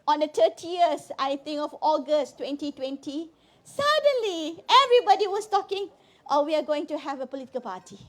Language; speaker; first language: English; non-native, local second language; Malay